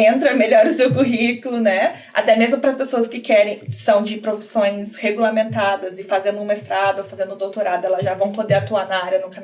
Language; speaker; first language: Portuguese; native; Portuguese